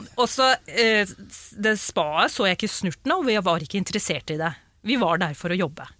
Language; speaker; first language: Norwegian; early bilingual, other home language; Urdu